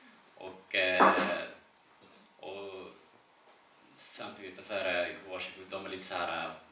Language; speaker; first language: Swedish; non-native, learner; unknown